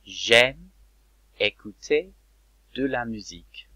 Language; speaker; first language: French; non-native, fluent; English